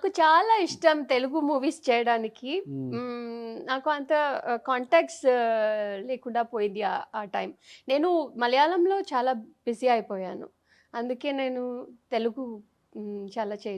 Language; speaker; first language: Telugu; non-native, fluent; Tamil